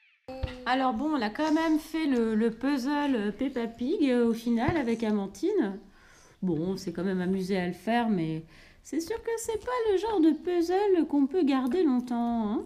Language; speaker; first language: French; native; French